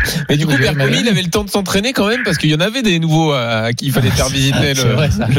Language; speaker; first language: French; native; French